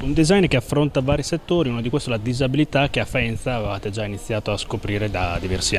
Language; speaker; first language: Italian; native; Italian